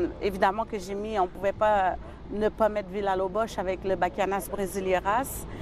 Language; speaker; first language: French; native; French